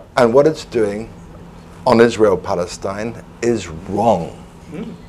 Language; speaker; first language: English; native; English